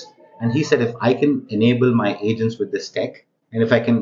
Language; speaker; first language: English; non-native, local second language; Kannada